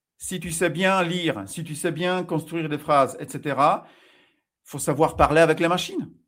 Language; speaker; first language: French; non-native, fluent; Polish